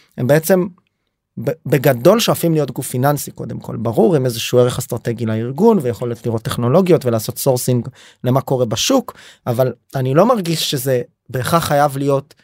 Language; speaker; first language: Hebrew; native; Hebrew